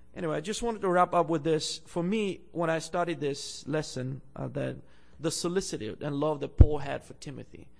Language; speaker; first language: English; non-native, fluent; Bulgarian